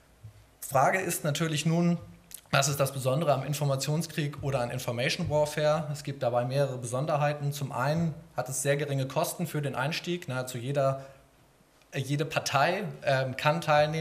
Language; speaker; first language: German; native; German